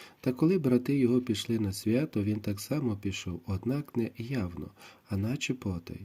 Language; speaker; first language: Ukrainian; native; Ukrainian